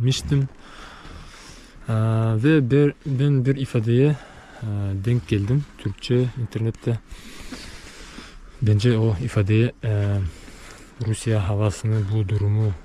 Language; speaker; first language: Turkish; non-native, learner; Bashkir